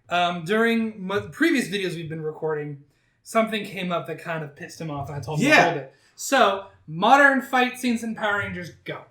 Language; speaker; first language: English; native; English